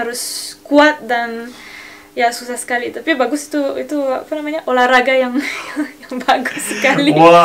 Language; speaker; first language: Indonesian; non-native, learner; French